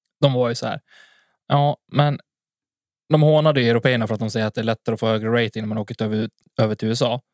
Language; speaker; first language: Swedish; native; Swedish